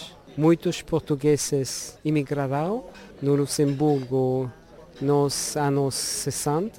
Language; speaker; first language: Portuguese; non-native, fluent; Luxembourgish